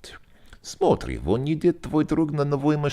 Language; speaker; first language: Russian; non-native, learner; English